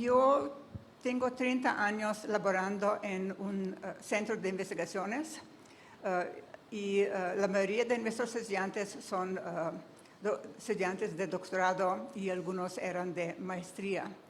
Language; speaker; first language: Spanish; non-native, fluent; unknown